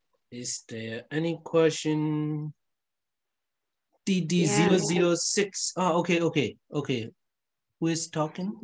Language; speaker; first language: English; non-native, fluent; Burmese